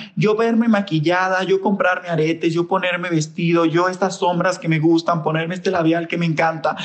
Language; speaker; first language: Spanish; native; Spanish